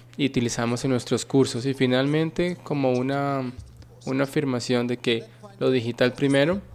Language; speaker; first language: Spanish; non-native, fluent; Finnish